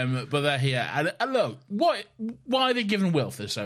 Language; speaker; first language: English; native; English